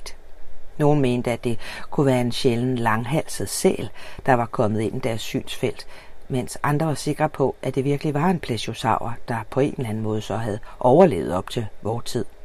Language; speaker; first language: Danish; native; Danish